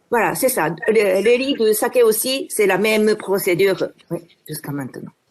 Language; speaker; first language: French; non-native, fluent; Japanese